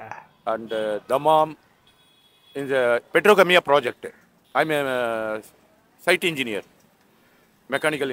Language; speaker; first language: English; non-native, learner; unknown